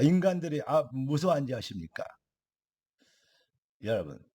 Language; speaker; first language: Korean; native; Korean